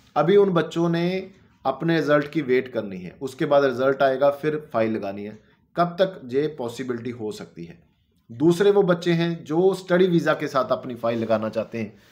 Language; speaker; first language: Hindi; non-native, local second language; Punjabi